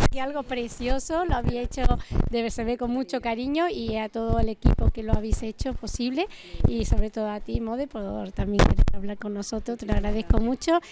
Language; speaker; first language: Spanish; native; Spanish